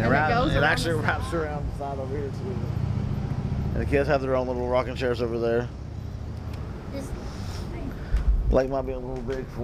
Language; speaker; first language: English; native; English